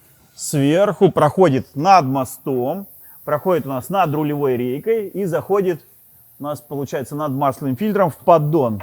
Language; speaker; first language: Russian; native; Russian